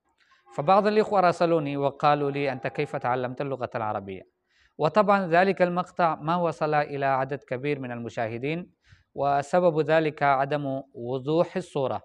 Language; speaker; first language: Arabic; non-native, fluent; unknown